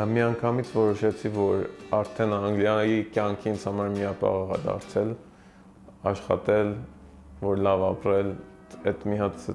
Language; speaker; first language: Armenian; early bilingual, heritage; Armenian